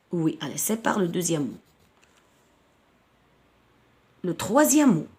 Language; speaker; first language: French; non-native, local second language; Arabic